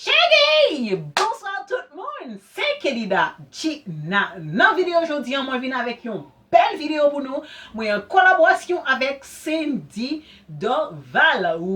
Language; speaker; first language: French; non-native, learner; Haitian Creole